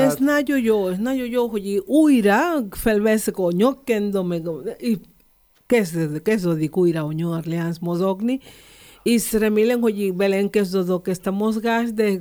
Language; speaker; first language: Hungarian; non-native, learner; Spanish